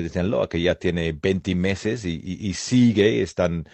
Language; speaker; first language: Spanish; non-native, fluent; English